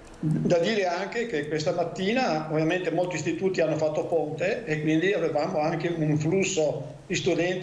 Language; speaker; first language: Italian; native; Italian